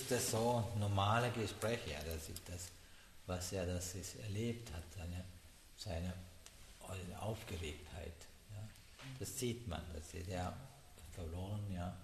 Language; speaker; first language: German; non-native, learner; Sinhala